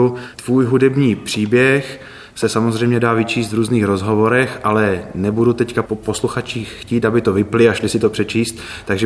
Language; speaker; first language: Czech; native; Czech